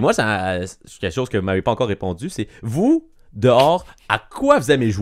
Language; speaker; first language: French; native; French